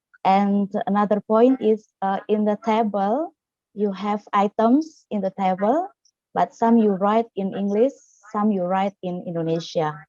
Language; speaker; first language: English; non-native, fluent; Indonesian